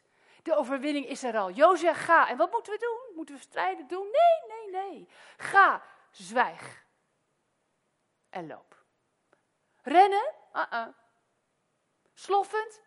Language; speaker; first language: Dutch; native; Dutch